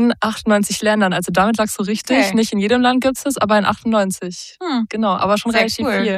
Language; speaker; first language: German; native; German